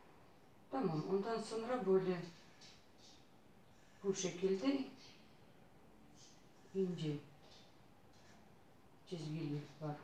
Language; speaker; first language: Turkish; non-native, learner; Russian